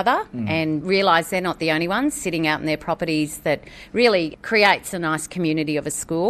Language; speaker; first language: English; native; English